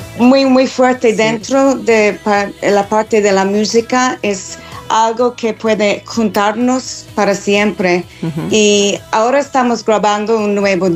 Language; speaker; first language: Spanish; non-native, fluent; English